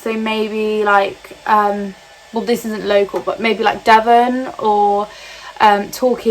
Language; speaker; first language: English; native; English